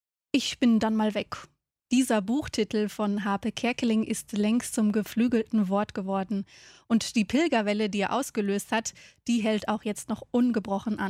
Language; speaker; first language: German; native; German